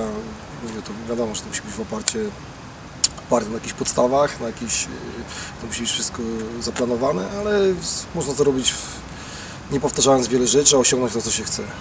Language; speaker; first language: Polish; native; Polish